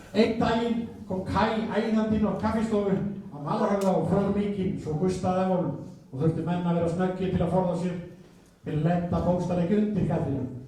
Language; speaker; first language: Icelandic; native; Icelandic